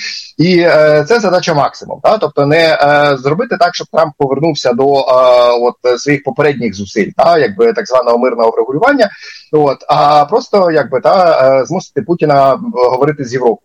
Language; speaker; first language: Ukrainian; native; Ukrainian